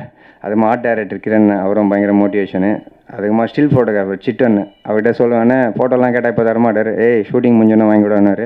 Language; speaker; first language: Tamil; native; Tamil